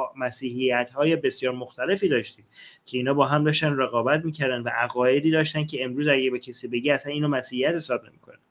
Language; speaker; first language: Persian; native; Persian